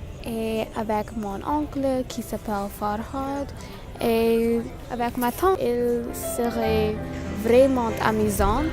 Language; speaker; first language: French; non-native, learner; English